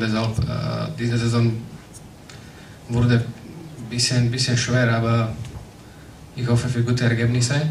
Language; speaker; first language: German; non-native, learner; Slovak